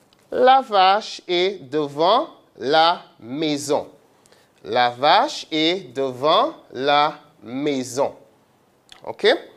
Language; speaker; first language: French; non-native, fluent; English